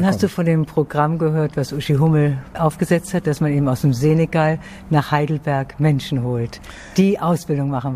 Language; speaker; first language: German; native; German